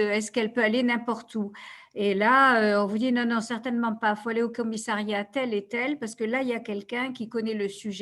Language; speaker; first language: French; native; French